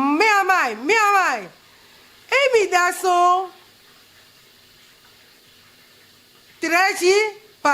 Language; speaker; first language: Portuguese; non-native, learner; Lingala